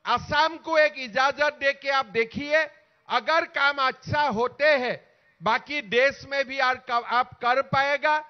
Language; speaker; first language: Hindi; non-native, local second language; Assamese